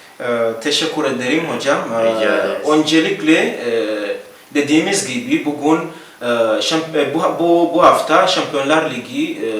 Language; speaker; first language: Turkish; non-native, learner; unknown